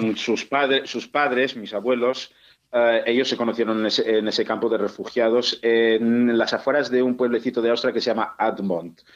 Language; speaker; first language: Spanish; native; Spanish